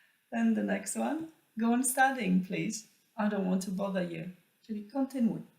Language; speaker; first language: English; non-native, fluent; Polish